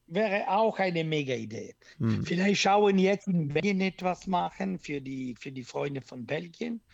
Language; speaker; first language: German; non-native, learner; Italian